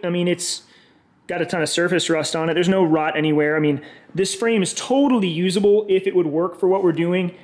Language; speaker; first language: English; native; English